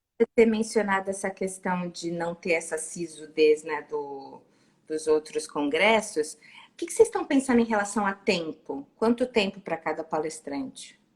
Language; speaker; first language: Portuguese; native; Portuguese